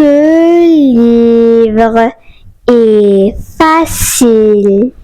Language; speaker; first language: French; non-native, fluent; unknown